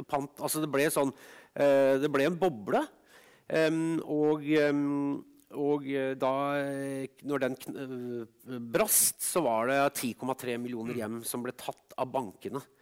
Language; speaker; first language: Norwegian; native; Norwegian